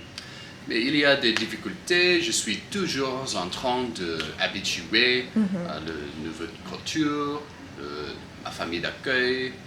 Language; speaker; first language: French; non-native, learner; English